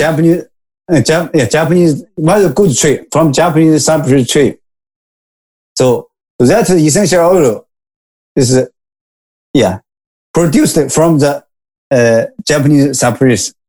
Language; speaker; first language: English; non-native, learner; Japanese